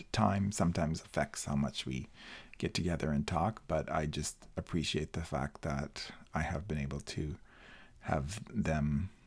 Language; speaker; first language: English; non-native, fluent; Spanish